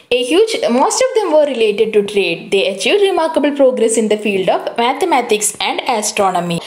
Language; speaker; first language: English; non-native, local second language; Malayalam